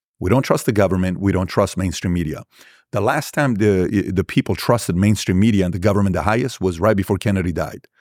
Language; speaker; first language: English; early bilingual, other home language; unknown